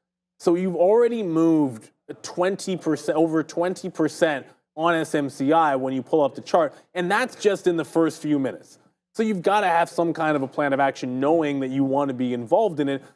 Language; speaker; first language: English; native; English